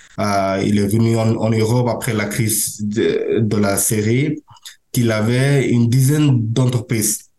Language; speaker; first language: French; non-native, learner; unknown